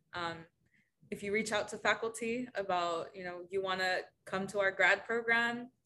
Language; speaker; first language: English; early bilingual, other home language; Spanish